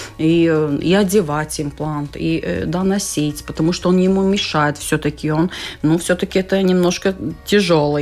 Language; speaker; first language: Russian; non-native, local second language; Latvian